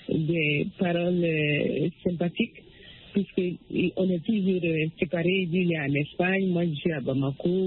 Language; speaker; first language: French; non-native, local second language; Bambara